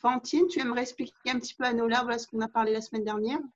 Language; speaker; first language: French; native; French